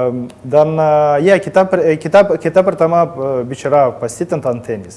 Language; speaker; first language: Indonesian; non-native, learner; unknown